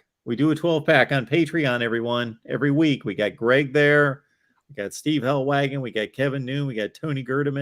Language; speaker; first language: English; native; English